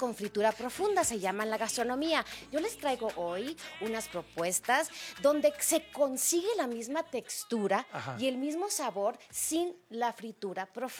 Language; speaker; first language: Spanish; native; Spanish